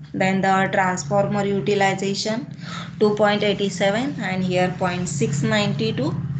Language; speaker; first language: English; non-native, local second language; Marathi